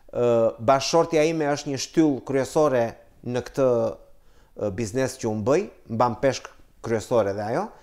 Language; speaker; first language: Albanian; native; Albanian